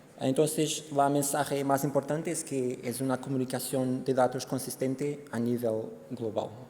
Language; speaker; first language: Spanish; non-native, fluent; Portuguese